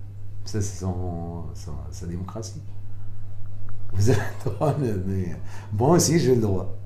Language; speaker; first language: French; non-native, fluent; Arabic